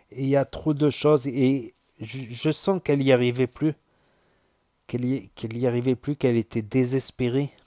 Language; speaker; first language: French; native; French